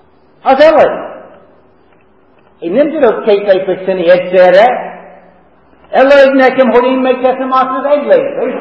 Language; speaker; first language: Hungarian; non-native, learner; English